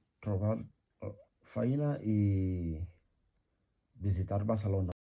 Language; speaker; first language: Catalan; non-native, learner; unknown